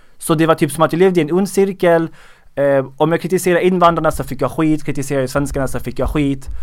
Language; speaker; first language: Swedish; early bilingual, other home language; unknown